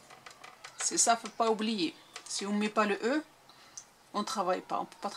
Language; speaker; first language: French; non-native, local second language; Arabic